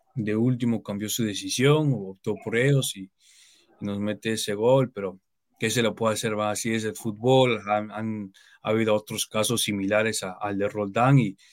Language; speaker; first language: Spanish; early bilingual, heritage; Spanish